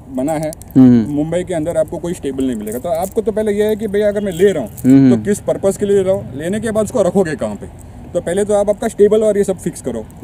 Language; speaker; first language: Hindi; non-native, local second language; Marathi